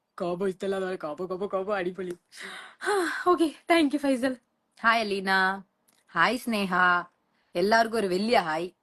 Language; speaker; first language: Malayalam; non-native, local second language; Tamil